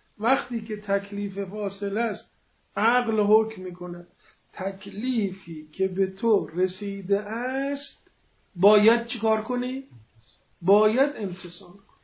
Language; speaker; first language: Persian; non-native, local second language; Azerbaijani